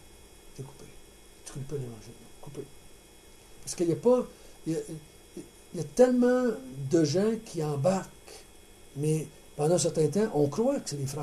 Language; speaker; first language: French; native; French